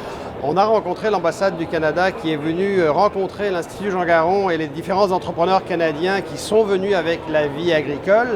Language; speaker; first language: French; native; French